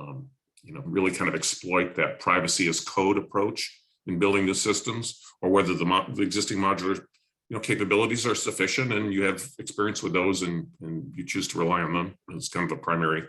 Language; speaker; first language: English; native; English